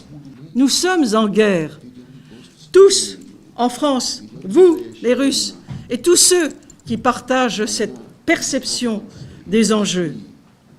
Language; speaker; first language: French; native; French